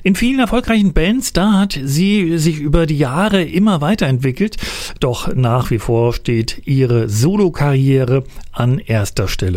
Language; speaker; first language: German; native; German